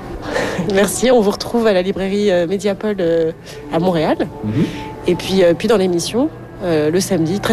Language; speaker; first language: French; native; French